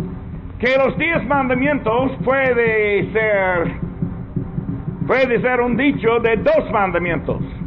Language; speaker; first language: Spanish; non-native, learner; English